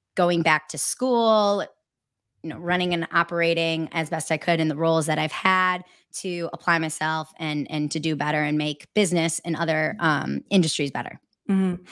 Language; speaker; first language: English; native; English